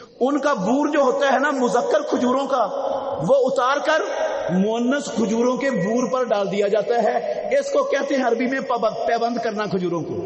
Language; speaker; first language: Urdu; non-native, local second language; Punjabi